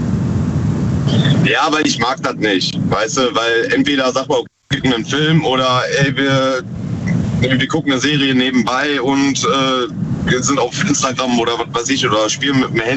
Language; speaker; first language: German; native; German